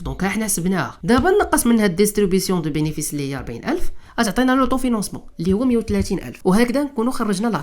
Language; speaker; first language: Arabic; native; Arabic